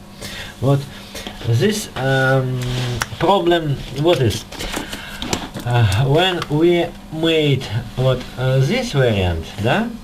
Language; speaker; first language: English; non-native, learner; Russian